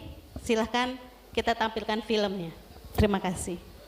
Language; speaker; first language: Indonesian; native; Indonesian